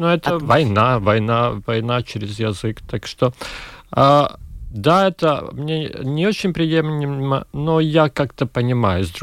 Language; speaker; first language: Russian; non-native, local second language; Latvian